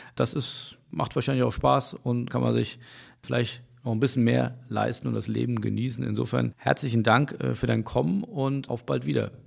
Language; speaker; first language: German; native; German